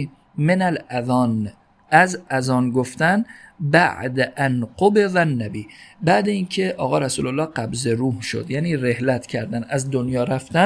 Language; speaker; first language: Persian; native; Persian